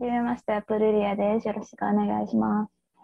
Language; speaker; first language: Japanese; non-native, learner; Indonesian